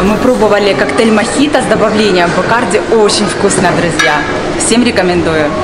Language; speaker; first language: Russian; native; Russian